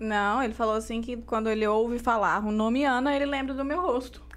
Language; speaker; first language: Portuguese; native; Portuguese